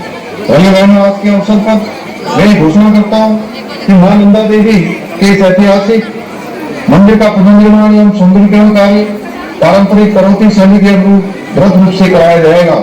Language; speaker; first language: Hindi; native; Hindi